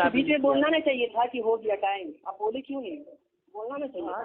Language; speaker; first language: Hindi; native; Hindi